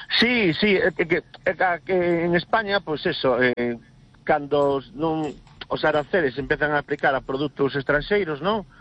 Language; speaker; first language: Galician; native; Galician